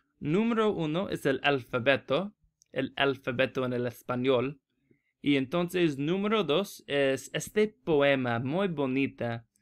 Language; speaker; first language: Spanish; non-native, learner; English